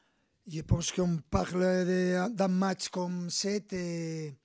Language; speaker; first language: French; non-native, fluent; Spanish